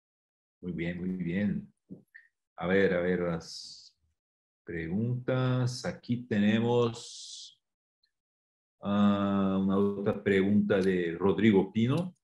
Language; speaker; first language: Spanish; non-native, fluent; Portuguese